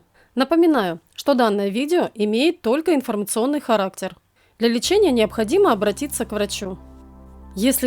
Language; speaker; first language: Russian; native; Russian